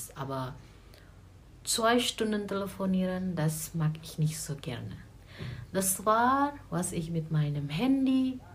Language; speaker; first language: German; non-native, learner; Indonesian